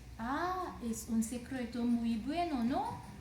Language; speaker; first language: Spanish; non-native, learner; English